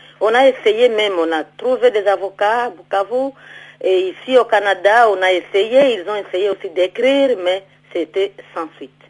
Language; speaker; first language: French; non-native, local second language; Swahili